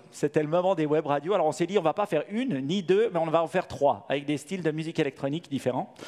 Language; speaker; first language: French; native; French